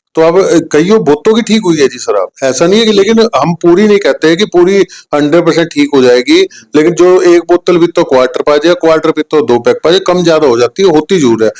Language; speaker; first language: Hindi; native; Hindi